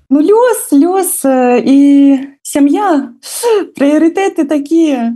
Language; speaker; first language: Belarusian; non-native, local second language; Russian